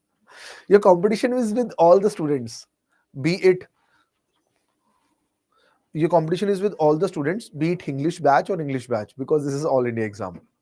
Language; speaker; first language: English; non-native, local second language; Hindi